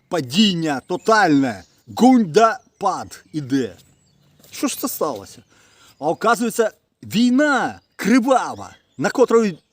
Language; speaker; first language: Ukrainian; non-native, local second language; Russian